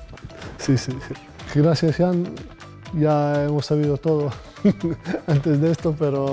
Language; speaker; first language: Spanish; non-native, fluent; Serbian